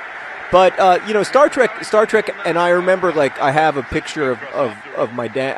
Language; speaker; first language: English; native; English